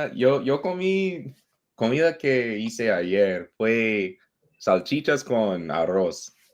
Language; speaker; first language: Spanish; non-native, learner; English